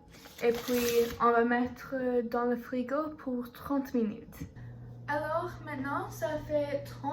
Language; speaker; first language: French; non-native, learner; English